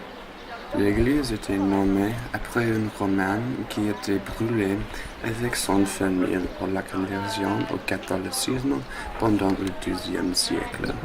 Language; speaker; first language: French; non-native, learner; English